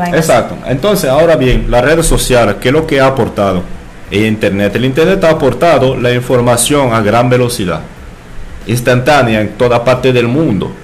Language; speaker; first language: Spanish; non-native, fluent; French